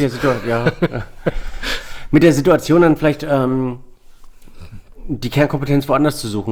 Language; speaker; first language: German; native; German